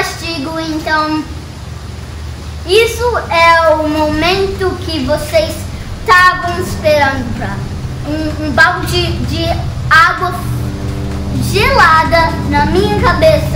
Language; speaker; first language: Portuguese; early bilingual, heritage; Portuguese